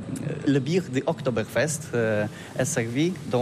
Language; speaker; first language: French; non-native, learner; Polish